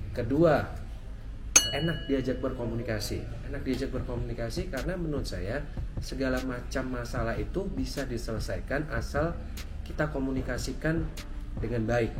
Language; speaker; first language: Indonesian; native; Indonesian